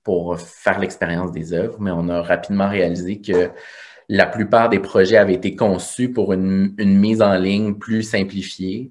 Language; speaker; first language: French; native; French